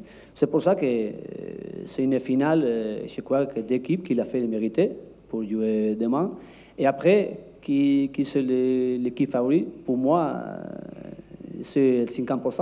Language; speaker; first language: French; non-native, learner; Spanish